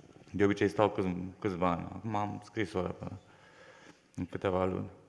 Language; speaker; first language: Romanian; native; Romanian